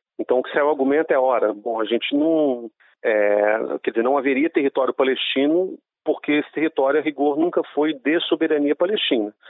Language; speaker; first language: Portuguese; non-native, fluent; Hebrew